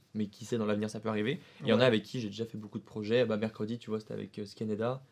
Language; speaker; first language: French; native; French